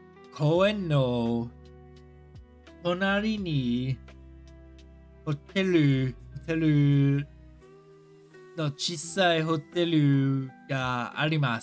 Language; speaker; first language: Japanese; non-native, learner; English